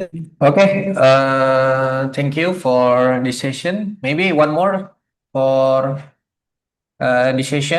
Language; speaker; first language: English; non-native, learner; Indonesian